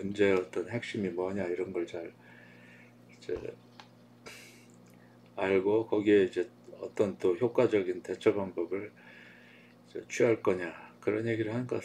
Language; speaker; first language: Korean; native; Korean